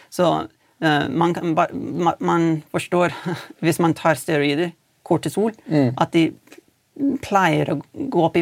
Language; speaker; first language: Norwegian; non-native, fluent; English